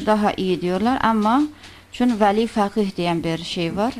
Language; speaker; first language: Turkish; non-native, fluent; Azerbaijani